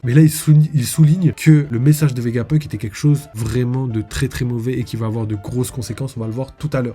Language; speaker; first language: French; native; French